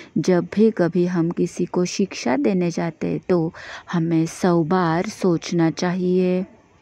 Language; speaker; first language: Hindi; non-native, local second language; Marathi